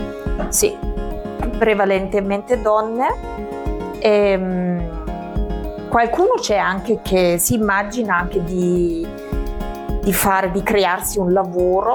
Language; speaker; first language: Italian; non-native, fluent; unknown